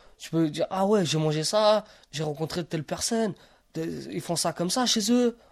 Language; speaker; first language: French; early bilingual, other home language; Romany